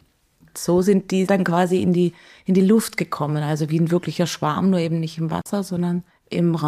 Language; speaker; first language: German; native; German